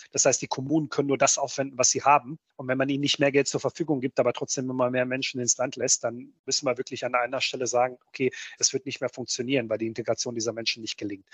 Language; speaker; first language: German; early bilingual, other home language; Bosnian